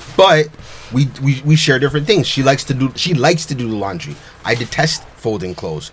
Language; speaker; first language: English; early bilingual, other home language; Yoruba